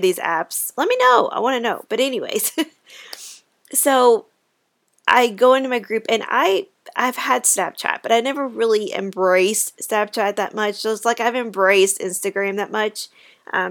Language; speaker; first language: English; native; English